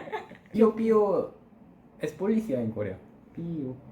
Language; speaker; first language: Spanish; non-native, learner; Korean